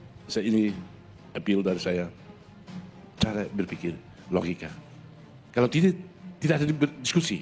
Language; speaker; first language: Indonesian; non-native, fluent; Tetum